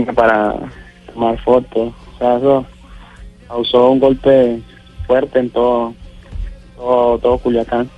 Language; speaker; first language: Spanish; native; Spanish